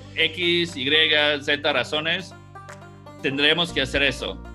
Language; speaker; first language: Spanish; non-native, fluent; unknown